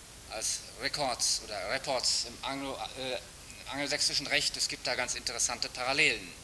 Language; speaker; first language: German; native; German